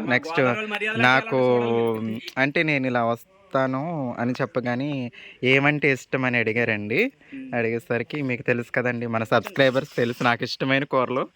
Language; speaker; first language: Telugu; native; Telugu